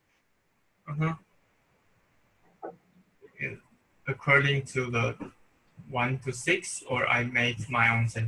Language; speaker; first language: English; non-native, learner; Chinese